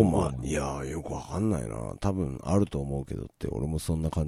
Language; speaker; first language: Japanese; native; Japanese